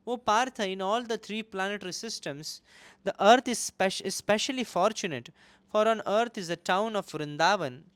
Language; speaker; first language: English; non-native, local second language; Hindi